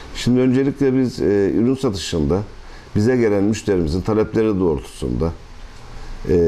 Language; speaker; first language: Turkish; native; Turkish